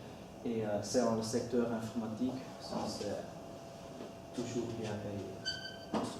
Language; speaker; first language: French; non-native, learner; Dutch